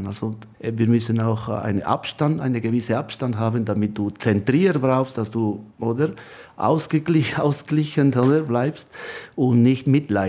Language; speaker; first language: German; non-native, fluent; Spanish